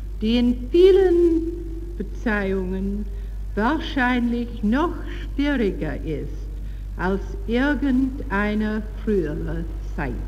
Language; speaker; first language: German; non-native, learner; English